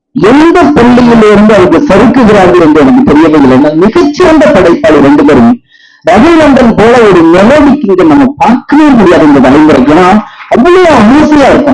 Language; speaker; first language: Tamil; native; Tamil